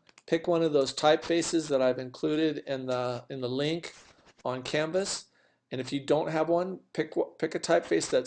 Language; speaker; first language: English; native; English